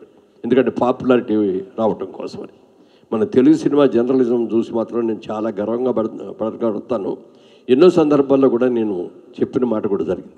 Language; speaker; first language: Telugu; native; Telugu